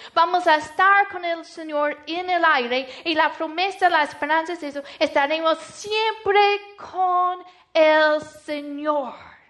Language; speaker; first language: Spanish; non-native, fluent; English